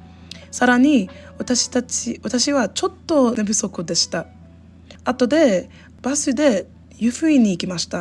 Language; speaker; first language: Japanese; non-native, learner; English